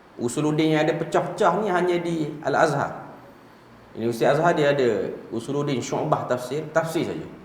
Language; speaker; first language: Malay; native; Malay